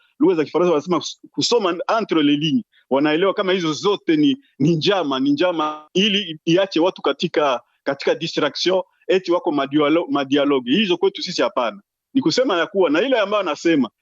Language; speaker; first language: Swahili; native; Swahili